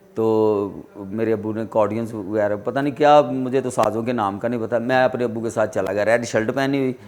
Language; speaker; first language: Urdu; non-native, local second language; Punjabi